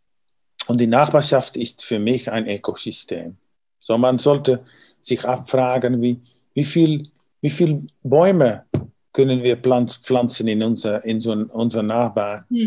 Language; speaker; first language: German; non-native, learner; Dutch